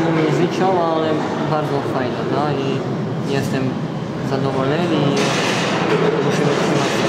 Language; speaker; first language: Polish; non-native, learner; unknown